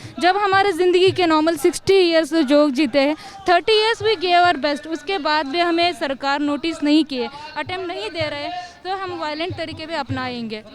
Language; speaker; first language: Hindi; non-native, local second language; Kannada